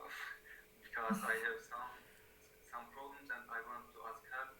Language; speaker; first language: English; non-native, learner; Turkish